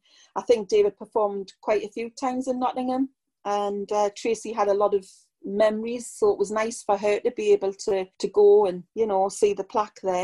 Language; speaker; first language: English; native; English